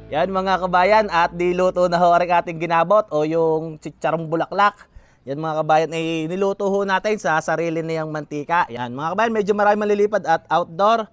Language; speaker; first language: Filipino; native; Filipino